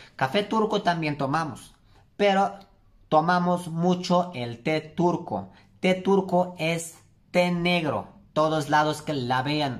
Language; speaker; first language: Spanish; non-native, learner; Turkish